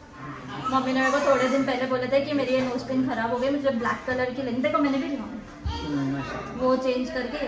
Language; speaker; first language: Hindi; native; Hindi